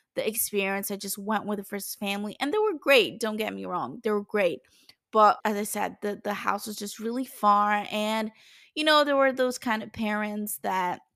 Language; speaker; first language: English; non-native, fluent; Italian